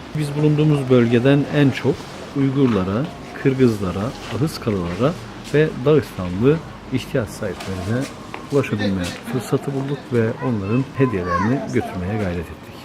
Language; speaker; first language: Turkish; native; Turkish